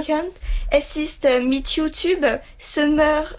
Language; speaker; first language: German; non-native, learner; French